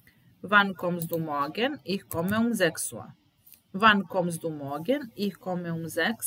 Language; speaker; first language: German; non-native, fluent; Italian